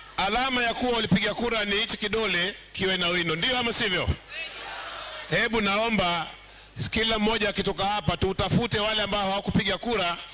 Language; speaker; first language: Swahili; native; Swahili